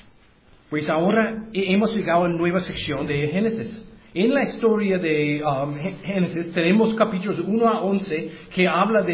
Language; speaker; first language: Spanish; non-native, learner; English